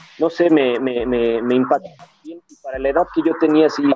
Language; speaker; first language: Spanish; native; Spanish